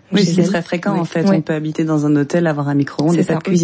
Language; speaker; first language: French; native; French